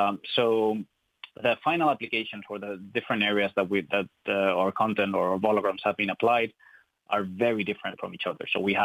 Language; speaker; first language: English; non-native, fluent; Spanish